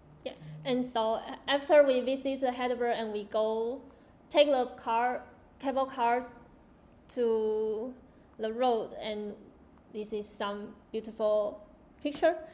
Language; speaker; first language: English; non-native, learner; Chinese